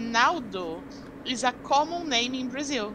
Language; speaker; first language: English; non-native, fluent; Portuguese